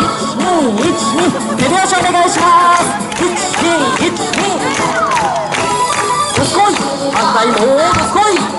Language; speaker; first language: Japanese; native; Japanese